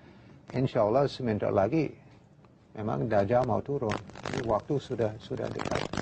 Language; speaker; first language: Indonesian; non-native, learner; English